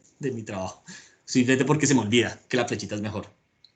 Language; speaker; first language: Spanish; native; Spanish